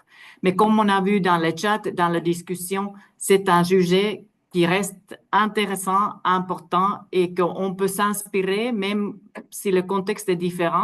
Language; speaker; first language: French; non-native, fluent; Finnish